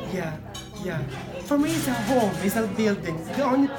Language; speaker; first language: English; non-native, learner; Italian